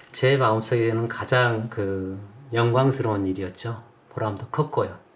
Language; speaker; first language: Korean; native; Korean